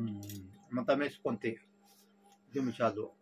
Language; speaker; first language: Filipino; non-native, learner; Urdu